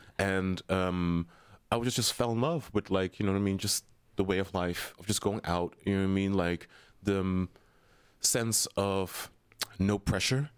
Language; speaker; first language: English; non-native, fluent; Dutch